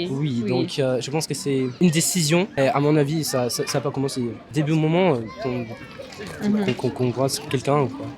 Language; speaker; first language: French; non-native, learner; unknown